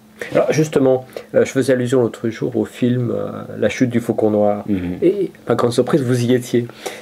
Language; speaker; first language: French; native; French